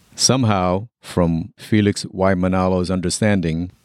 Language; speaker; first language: English; non-native, local second language; Pampanga